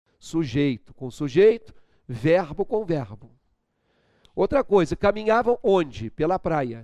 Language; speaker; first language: Portuguese; native; Portuguese